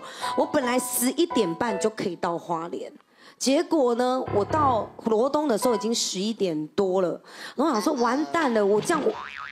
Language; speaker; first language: Chinese; native; Chinese